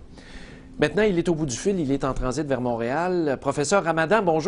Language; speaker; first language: French; native; French